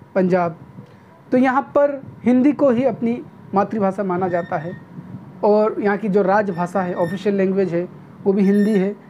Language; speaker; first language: Hindi; non-native, local second language; Nepali